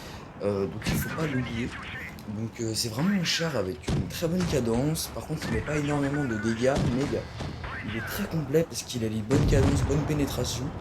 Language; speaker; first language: French; native; French